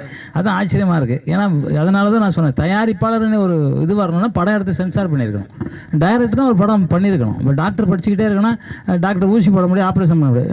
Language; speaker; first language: Tamil; native; Tamil